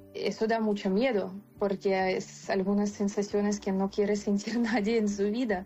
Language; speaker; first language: Spanish; non-native, fluent; Ukrainian